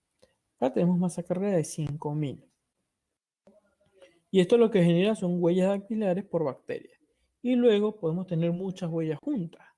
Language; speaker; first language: Spanish; native; Spanish